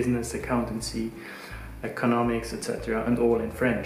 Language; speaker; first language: English; non-native, fluent; Swiss German